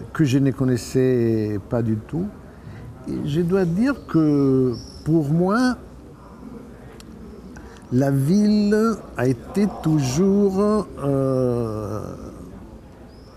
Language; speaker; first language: French; non-native, fluent; Italian